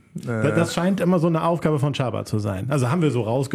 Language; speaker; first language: German; native; German